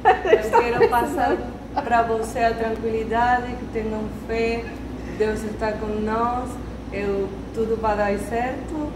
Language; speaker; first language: Portuguese; non-native, learner; Spanish